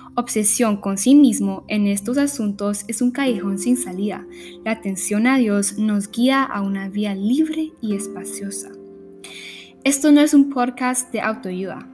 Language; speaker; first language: Spanish; early bilingual, heritage; Spanish